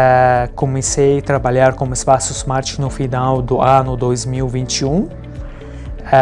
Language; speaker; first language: Portuguese; non-native, fluent; Arabic